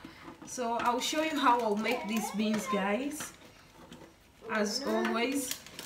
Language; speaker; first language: English; non-native, fluent; Swahili